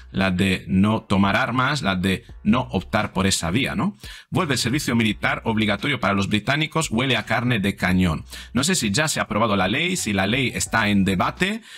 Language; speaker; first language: Spanish; non-native, fluent; Italian